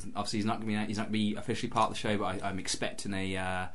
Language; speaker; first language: English; native; English